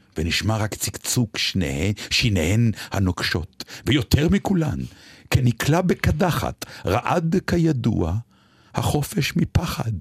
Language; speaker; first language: Hebrew; native; Hebrew